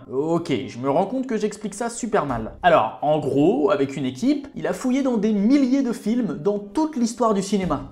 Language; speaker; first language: French; native; French